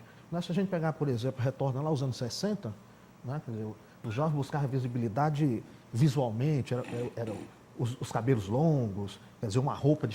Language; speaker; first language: Portuguese; native; Portuguese